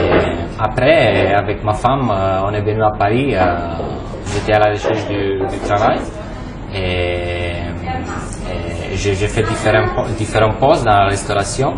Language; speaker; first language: French; non-native, fluent; Romanian